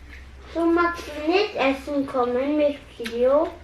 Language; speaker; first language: German; early bilingual, other home language; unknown